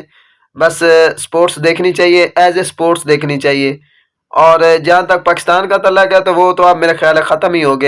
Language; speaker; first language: Urdu; native; Urdu